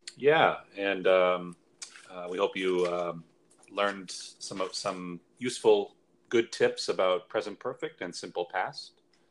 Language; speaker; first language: English; native; English